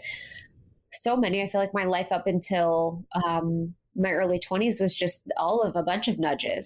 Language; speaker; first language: English; native; English